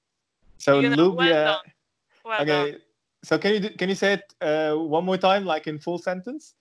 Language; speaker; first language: English; non-native, fluent; Arabic